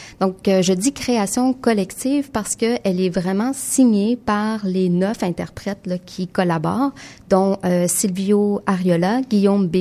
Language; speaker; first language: French; native; French